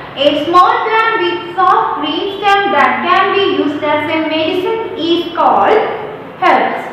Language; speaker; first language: English; non-native, local second language; Malayalam